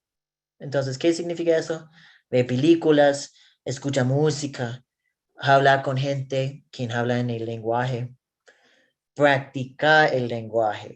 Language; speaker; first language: Spanish; non-native, learner; English